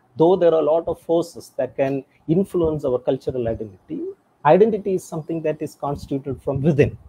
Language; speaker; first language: English; non-native, local second language; Tamil